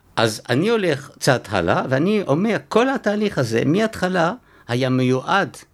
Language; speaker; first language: Hebrew; non-native, fluent; French